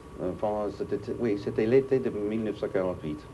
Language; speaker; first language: French; non-native, fluent; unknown